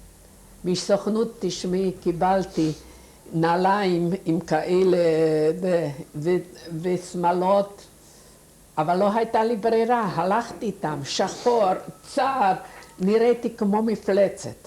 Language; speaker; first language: Hebrew; non-native, fluent; Yiddish